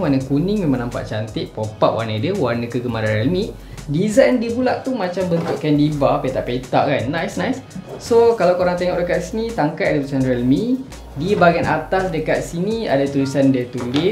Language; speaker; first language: Malay; native; Malay